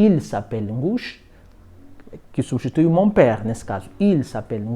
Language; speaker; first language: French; non-native, fluent; Portuguese